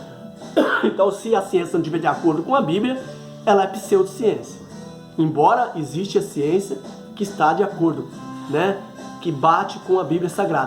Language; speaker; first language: Portuguese; native; Portuguese